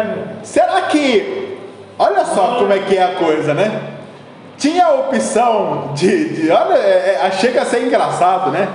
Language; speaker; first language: Portuguese; native; Portuguese